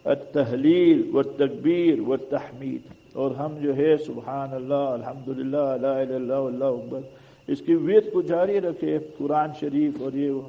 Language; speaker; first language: Urdu; non-native, local second language; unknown